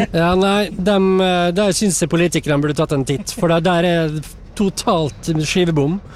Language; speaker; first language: Norwegian; native; Norwegian